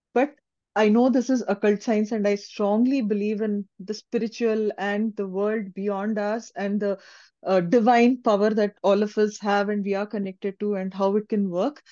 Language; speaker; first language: Hindi; non-native, local second language; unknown